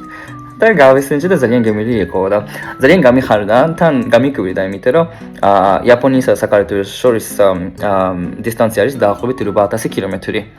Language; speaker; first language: Georgian; non-native, fluent; Japanese